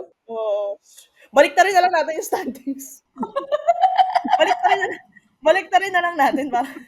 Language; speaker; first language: Filipino; native; Filipino